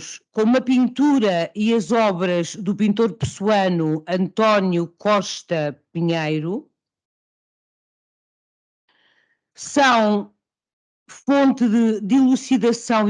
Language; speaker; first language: Portuguese; native; Portuguese